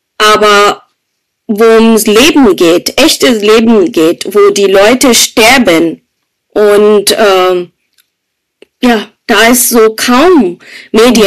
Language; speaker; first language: German; non-native, fluent; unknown